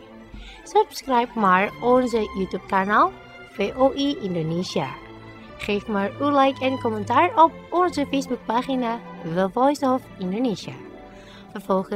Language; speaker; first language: Dutch; non-native, learner; Indonesian